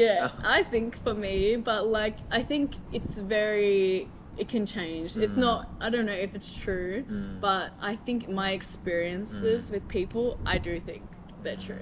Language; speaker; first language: English; non-native, fluent; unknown